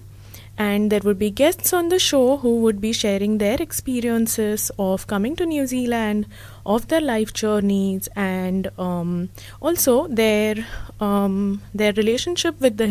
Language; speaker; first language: English; non-native, local second language; Marathi